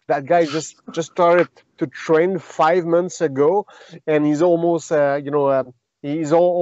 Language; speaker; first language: English; non-native, fluent; French